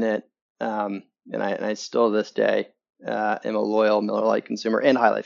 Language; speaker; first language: English; native; English